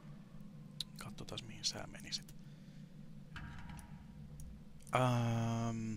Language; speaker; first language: Finnish; native; Finnish